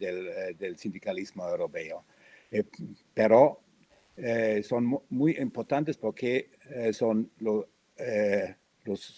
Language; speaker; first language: Spanish; non-native, fluent; German